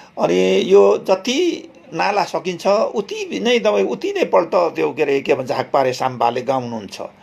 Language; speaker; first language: Nepali; non-native, local second language; Limbu